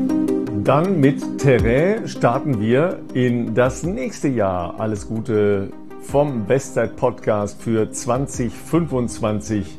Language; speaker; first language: German; native; German